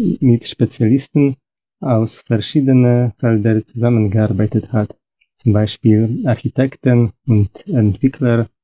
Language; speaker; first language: German; non-native, fluent; Polish